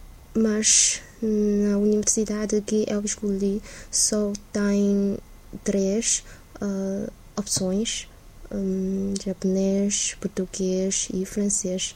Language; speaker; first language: Portuguese; non-native, learner; Chinese